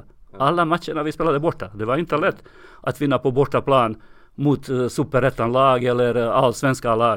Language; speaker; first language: Swedish; non-native, fluent; Serbian